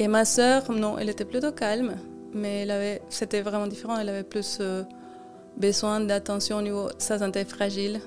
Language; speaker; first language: French; non-native, fluent; Spanish